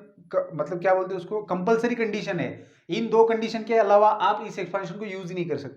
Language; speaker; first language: Hindi; native; Hindi